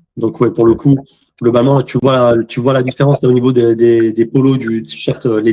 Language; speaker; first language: French; native; French